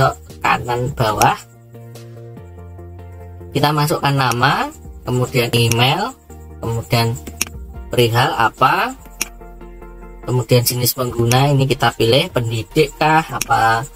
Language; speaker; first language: Indonesian; native; Indonesian